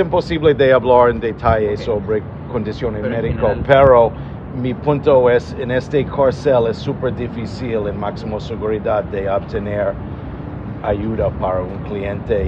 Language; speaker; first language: Spanish; non-native, learner; English